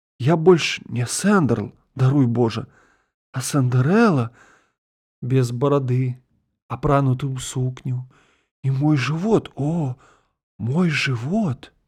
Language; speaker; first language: Belarusian; native; Belarusian